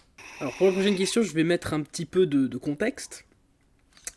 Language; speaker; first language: French; native; French